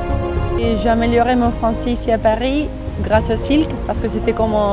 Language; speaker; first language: French; non-native, learner; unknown